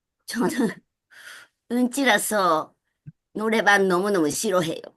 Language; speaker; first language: Korean; non-native, learner; Japanese